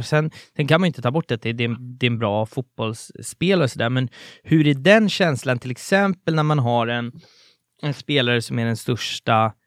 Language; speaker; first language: Swedish; native; Swedish